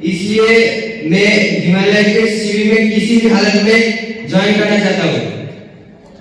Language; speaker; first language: Hindi; non-native, local second language; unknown